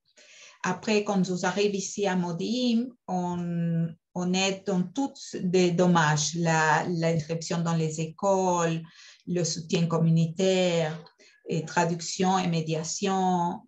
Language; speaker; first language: French; non-native, fluent; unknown